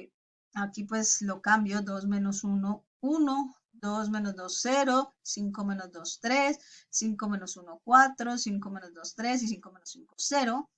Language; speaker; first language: Spanish; native; Spanish